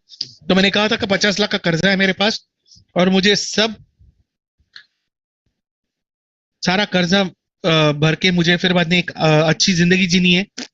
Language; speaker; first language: Hindi; native; Hindi